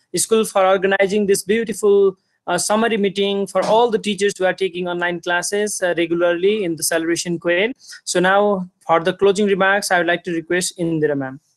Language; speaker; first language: English; non-native, local second language; Nepali